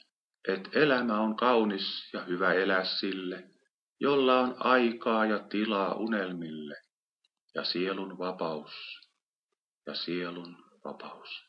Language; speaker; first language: Finnish; native; Finnish